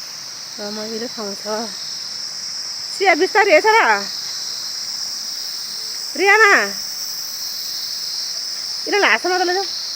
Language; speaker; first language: Nepali; native; Nepali